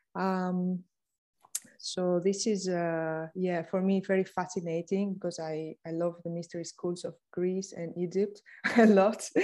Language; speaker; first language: English; non-native, fluent; Greek